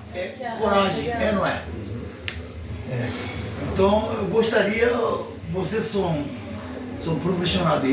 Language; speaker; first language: Portuguese; non-native, learner; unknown